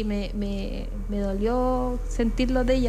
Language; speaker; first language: Spanish; native; Spanish